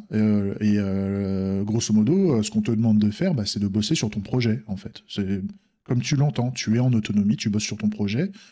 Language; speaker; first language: French; native; French